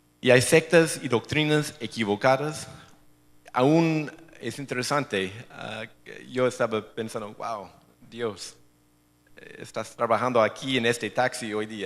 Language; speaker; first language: Spanish; non-native, fluent; English